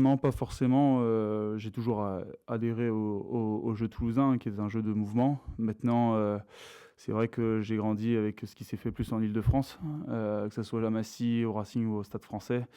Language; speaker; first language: French; native; French